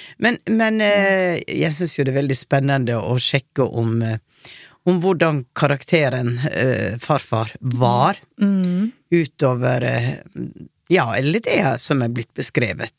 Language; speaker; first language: Norwegian; native; Norwegian